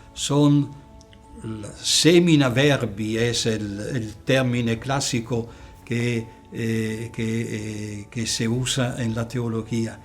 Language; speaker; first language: Spanish; non-native, fluent; Italian